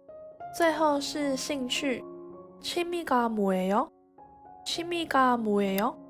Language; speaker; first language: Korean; non-native, fluent; Chinese